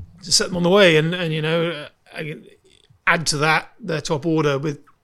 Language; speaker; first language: English; native; English